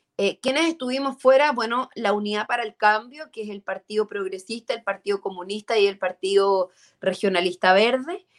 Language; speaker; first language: Spanish; native; Spanish